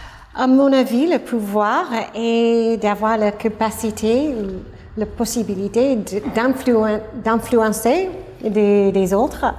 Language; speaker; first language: French; non-native, fluent; English